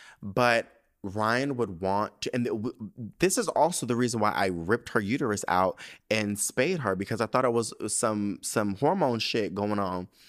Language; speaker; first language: English; native; English